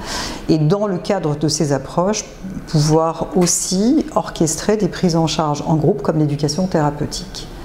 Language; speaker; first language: French; native; French